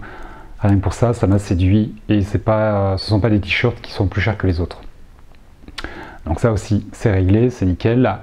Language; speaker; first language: French; native; French